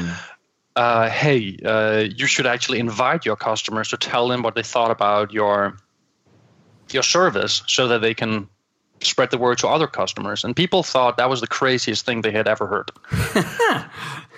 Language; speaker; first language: English; non-native, fluent; Danish